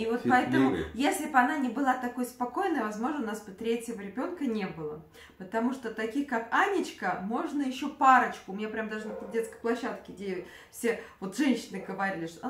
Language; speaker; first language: Russian; native; Russian